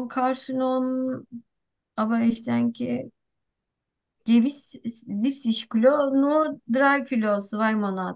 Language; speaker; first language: German; non-native, learner; Turkish